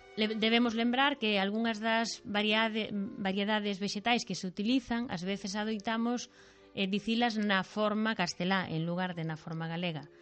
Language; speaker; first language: Galician; native; Galician